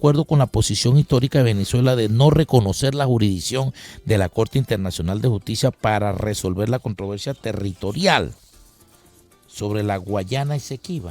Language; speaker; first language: Spanish; native; Spanish